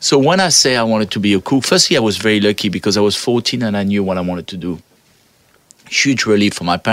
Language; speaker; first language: English; non-native, fluent; French